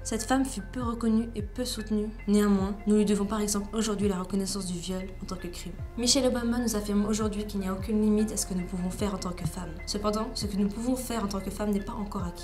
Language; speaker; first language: French; native; French